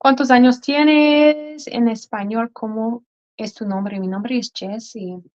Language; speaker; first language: Spanish; non-native, fluent; English